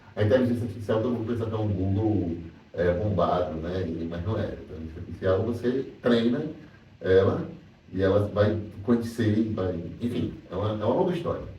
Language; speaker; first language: Portuguese; native; Portuguese